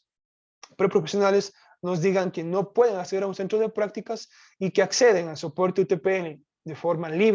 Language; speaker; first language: Spanish; native; Spanish